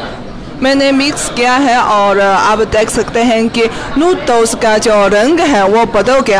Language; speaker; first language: Hindi; non-native, fluent; Chinese